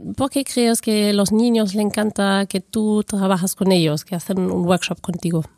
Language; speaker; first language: Spanish; non-native, fluent; German